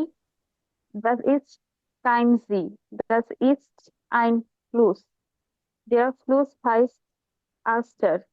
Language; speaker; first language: German; non-native, learner; Bangla